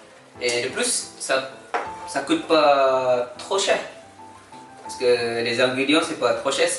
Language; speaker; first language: French; non-native, learner; Malay